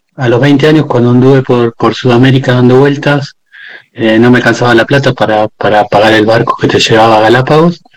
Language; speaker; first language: Spanish; native; Spanish